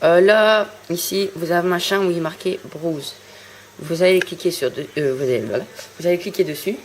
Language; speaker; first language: French; native; French